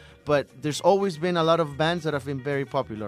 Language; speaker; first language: English; early bilingual, other home language; Spanish